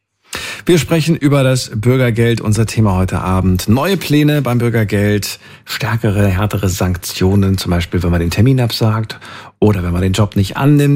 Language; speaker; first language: German; native; German